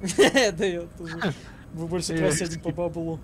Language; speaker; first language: Russian; native; Russian